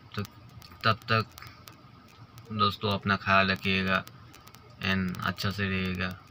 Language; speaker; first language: Hindi; non-native, local second language; Bangla